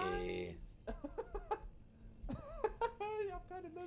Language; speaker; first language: German; native; German